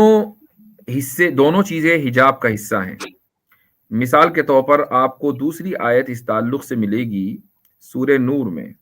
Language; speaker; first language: Hindi; native; Hindi